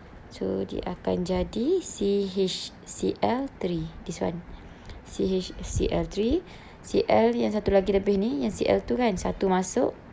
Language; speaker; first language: Malay; native; Malay